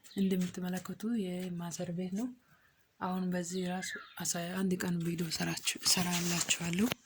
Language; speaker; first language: Amharic; non-native, local second language; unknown